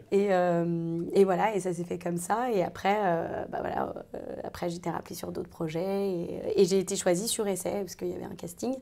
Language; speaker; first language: French; native; French